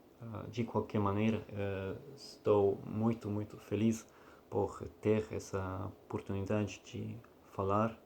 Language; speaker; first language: Portuguese; non-native, learner; Russian